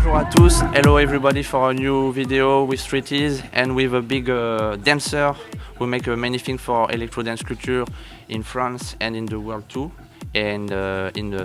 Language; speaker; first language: English; non-native, learner; French